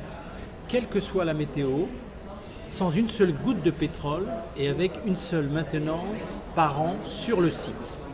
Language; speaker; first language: French; native; French